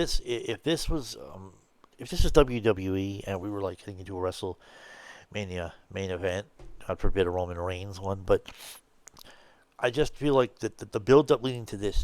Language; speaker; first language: English; native; English